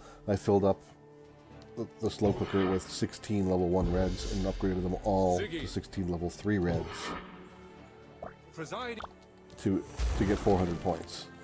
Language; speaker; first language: English; native; English